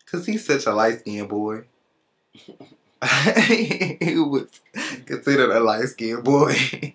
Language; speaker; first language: English; native; English